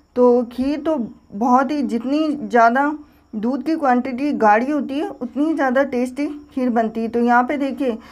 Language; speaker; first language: Hindi; native; Hindi